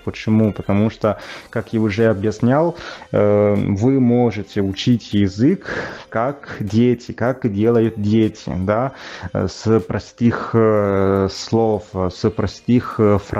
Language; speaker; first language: Russian; non-native, fluent; Italian